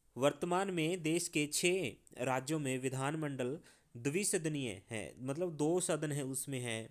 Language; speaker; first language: Hindi; non-native, local second language; Punjabi